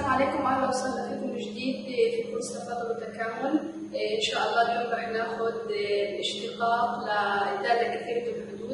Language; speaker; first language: Arabic; native; Arabic